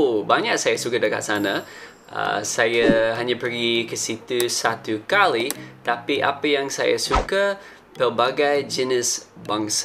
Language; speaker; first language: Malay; non-native, fluent; English